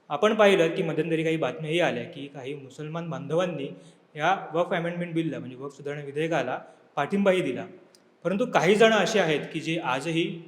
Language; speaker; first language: Marathi; native; Marathi